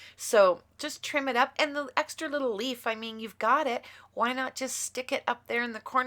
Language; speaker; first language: English; native; English